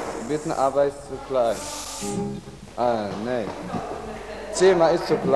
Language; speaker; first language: German; non-native, learner; Arabic